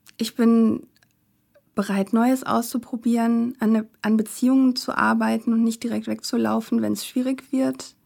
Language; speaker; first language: German; native; German